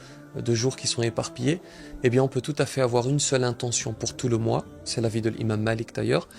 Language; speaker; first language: French; native; French